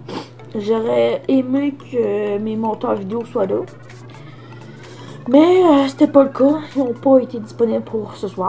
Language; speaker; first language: French; native; French